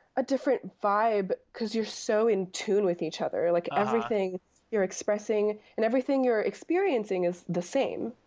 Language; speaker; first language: English; native; English